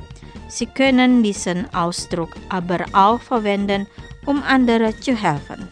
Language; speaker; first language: German; non-native, fluent; Indonesian